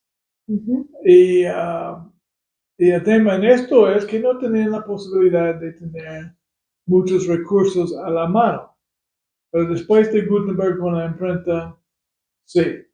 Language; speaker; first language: Spanish; non-native, fluent; English